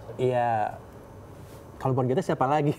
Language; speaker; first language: Indonesian; native; Indonesian